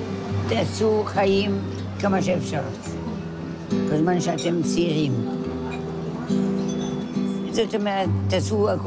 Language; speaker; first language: Hebrew; non-native, fluent; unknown